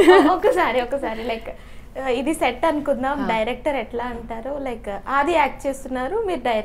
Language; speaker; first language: Telugu; native; Telugu